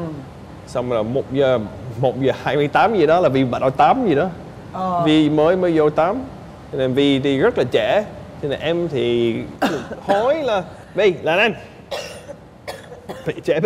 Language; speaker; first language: Vietnamese; non-native, fluent; English